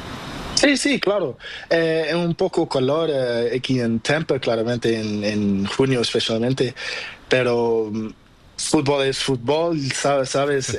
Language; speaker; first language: Spanish; non-native, learner; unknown